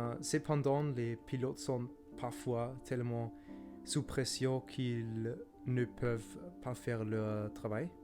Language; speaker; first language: French; non-native, learner; German